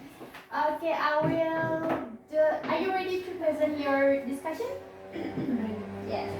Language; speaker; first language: English; non-native, learner; Indonesian